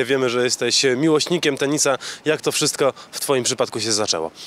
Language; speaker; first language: Polish; native; Polish